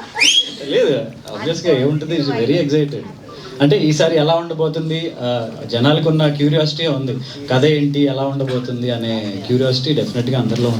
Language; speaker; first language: Telugu; native; Telugu